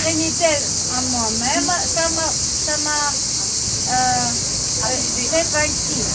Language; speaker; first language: French; non-native, learner; Greek